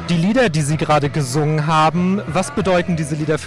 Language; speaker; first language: German; native; German